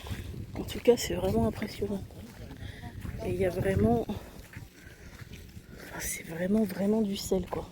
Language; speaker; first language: French; native; French